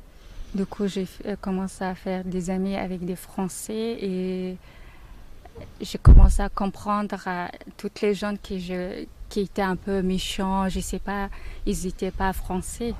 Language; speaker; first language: French; non-native, learner; Mongolian